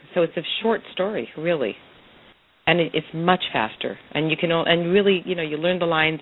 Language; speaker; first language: English; native; English